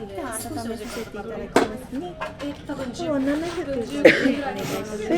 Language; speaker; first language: Japanese; native; Japanese